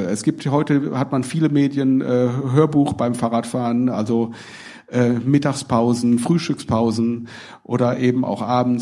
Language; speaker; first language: German; native; German